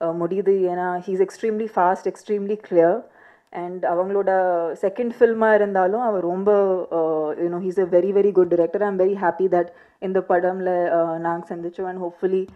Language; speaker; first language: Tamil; non-native, learner; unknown